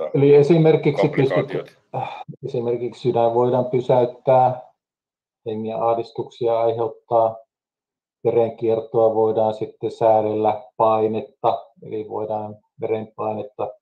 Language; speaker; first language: Finnish; native; Finnish